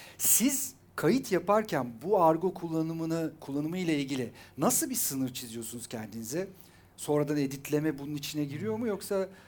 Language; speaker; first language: Turkish; native; Turkish